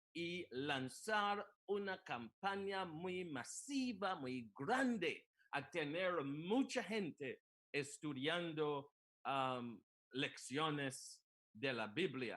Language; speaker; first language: Spanish; non-native, learner; English